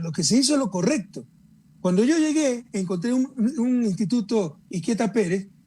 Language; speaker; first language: Spanish; native; Spanish